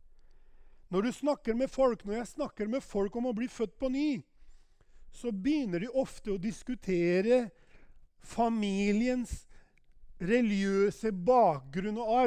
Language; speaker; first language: Norwegian; non-native, fluent; Albanian